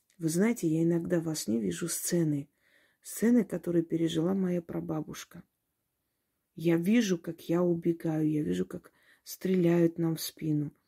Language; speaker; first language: Russian; non-native, local second language; Armenian